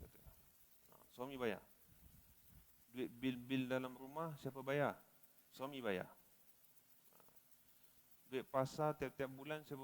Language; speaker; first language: Malay; native; Malay